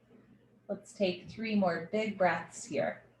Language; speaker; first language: English; native; English